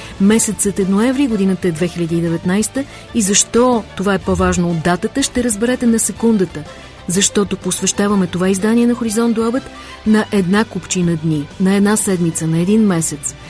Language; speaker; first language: Bulgarian; native; Bulgarian